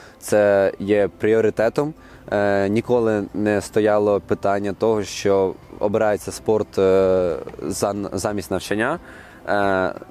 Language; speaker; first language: Ukrainian; native; Ukrainian